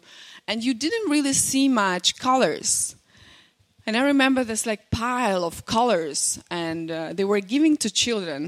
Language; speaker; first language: English; non-native, fluent; Russian